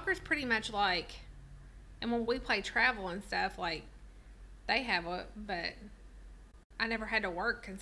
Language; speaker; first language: English; native; English